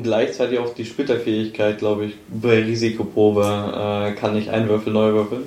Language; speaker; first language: German; native; German